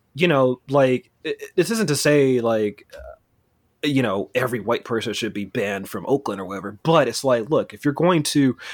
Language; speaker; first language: English; native; English